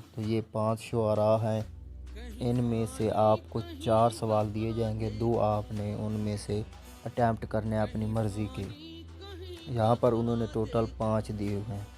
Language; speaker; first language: Urdu; non-native, local second language; Punjabi